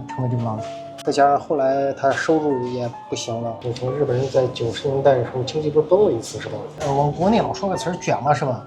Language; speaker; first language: Chinese; native; Chinese